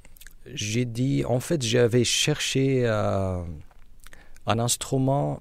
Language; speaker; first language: French; non-native, learner; Arabic